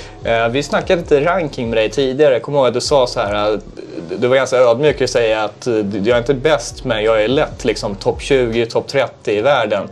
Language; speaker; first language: Swedish; native; Swedish